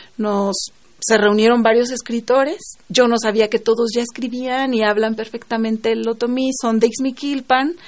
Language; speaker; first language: Spanish; non-native, local second language; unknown